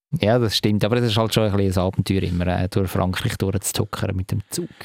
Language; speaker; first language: German; native; German